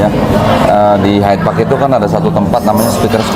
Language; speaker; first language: Indonesian; native; Indonesian